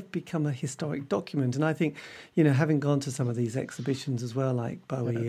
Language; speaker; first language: English; native; English